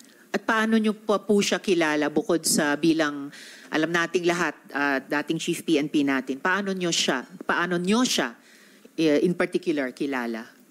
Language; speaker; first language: Filipino; native; Filipino